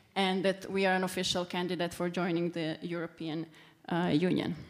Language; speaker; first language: English; non-native, fluent; Serbian